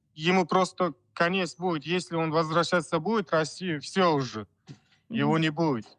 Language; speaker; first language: Russian; non-native, fluent; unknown